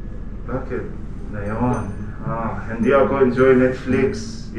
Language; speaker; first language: Filipino; non-native, learner; Arabic